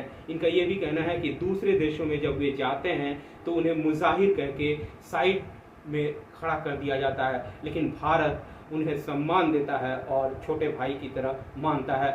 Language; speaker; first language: Hindi; native; Hindi